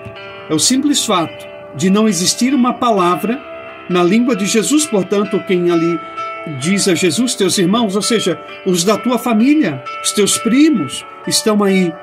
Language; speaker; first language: Portuguese; native; Portuguese